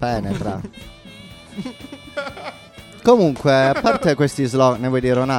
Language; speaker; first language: Italian; native; Italian